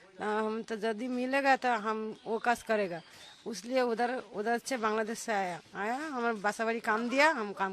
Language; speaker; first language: Hindi; non-native, learner; Bangla